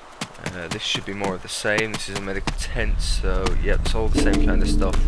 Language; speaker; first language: English; native; English